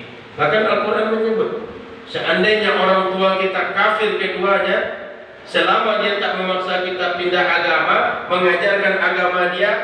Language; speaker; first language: Indonesian; non-native, local second language; Malay